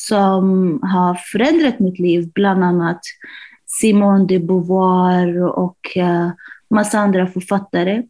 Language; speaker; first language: Swedish; non-native, fluent; Arabic